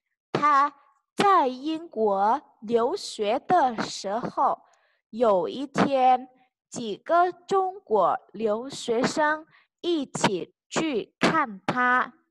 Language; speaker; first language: Chinese; non-native, fluent; Indonesian